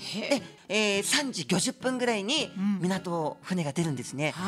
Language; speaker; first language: Japanese; native; Japanese